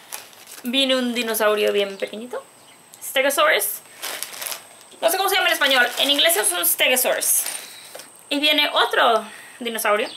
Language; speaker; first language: Spanish; native; Spanish